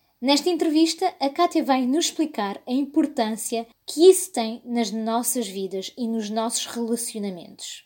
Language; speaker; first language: Portuguese; early bilingual, heritage; Portuguese